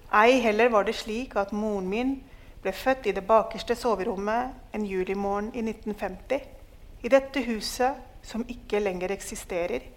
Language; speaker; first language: Norwegian; early bilingual, other home language; Urdu